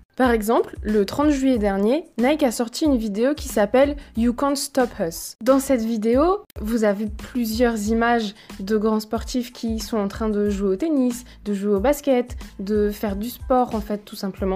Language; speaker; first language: French; native; French